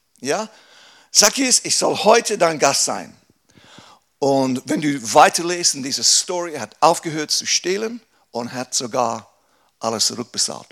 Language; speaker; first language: German; non-native, fluent; English